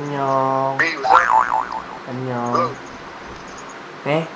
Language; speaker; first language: Korean; non-native, learner; Filipino